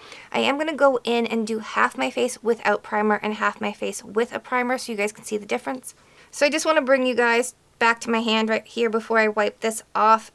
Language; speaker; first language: English; native; English